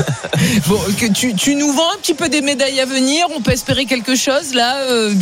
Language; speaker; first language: French; native; French